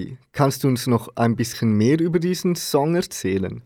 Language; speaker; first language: German; native; German